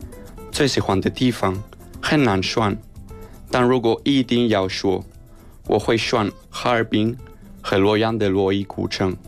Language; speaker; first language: Chinese; non-native, fluent; Spanish